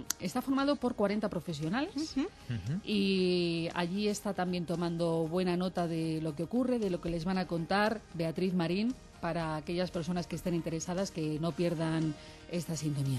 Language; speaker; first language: Spanish; native; Spanish